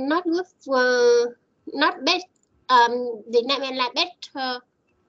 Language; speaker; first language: English; non-native, learner; Vietnamese